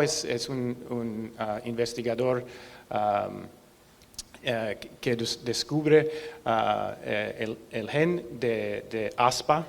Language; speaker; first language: Spanish; non-native, learner; English